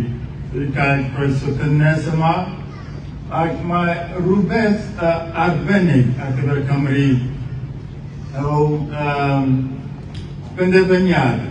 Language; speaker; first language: Welsh; non-native, fluent; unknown